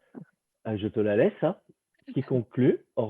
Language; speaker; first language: French; native; French